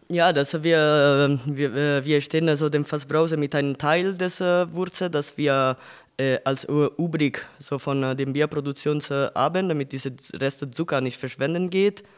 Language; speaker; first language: German; non-native, learner; Italian